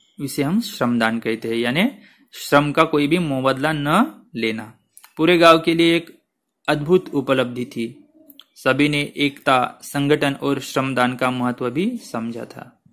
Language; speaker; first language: Hindi; non-native, local second language; Marathi